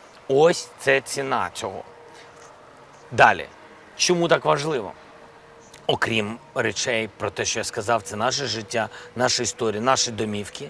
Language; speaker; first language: Ukrainian; non-native, local second language; Russian